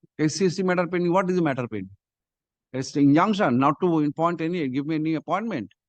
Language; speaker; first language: English; non-native, local second language; Bangla